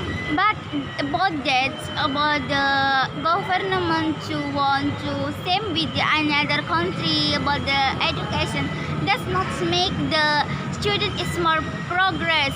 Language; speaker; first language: English; non-native, learner; Indonesian